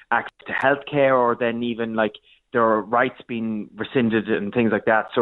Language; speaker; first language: English; native; English